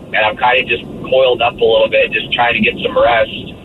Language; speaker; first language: English; native; English